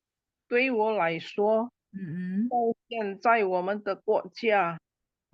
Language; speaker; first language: Chinese; non-native, learner; Indonesian